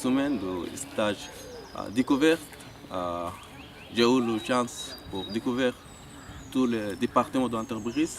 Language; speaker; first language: French; non-native, learner; Arabic